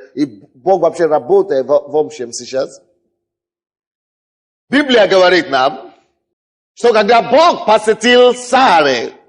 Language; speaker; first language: Russian; non-native, fluent; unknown